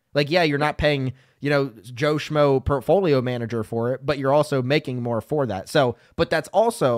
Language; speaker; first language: English; native; English